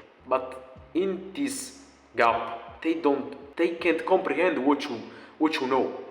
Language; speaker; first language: English; non-native, fluent; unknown